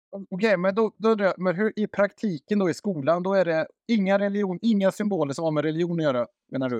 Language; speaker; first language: Swedish; native; Swedish